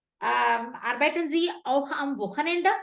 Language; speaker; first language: German; non-native, fluent; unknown